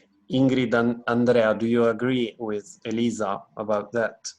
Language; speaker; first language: English; non-native, fluent; Italian